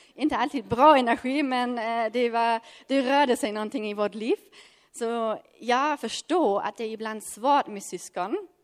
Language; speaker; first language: Swedish; non-native, fluent; German